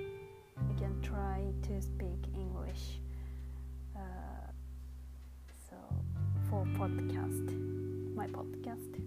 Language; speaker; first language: English; non-native, learner; Japanese